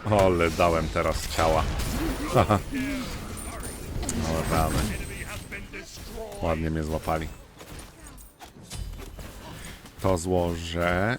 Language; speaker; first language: Polish; native; Polish